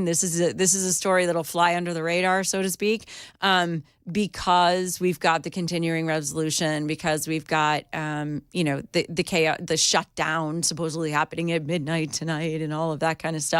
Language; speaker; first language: English; native; English